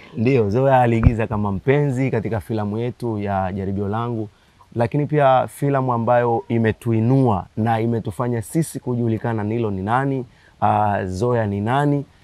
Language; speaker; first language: Swahili; native; Swahili